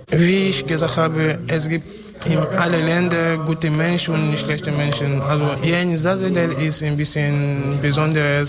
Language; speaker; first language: German; non-native, learner; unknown